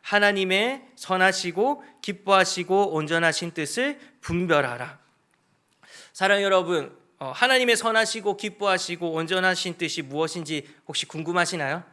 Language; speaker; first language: Korean; native; Korean